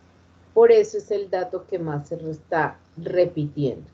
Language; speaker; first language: Spanish; native; Spanish